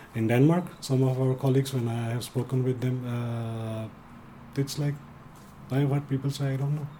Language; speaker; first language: English; non-native, fluent; Danish